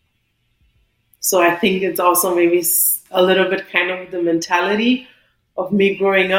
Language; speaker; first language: English; non-native, fluent; German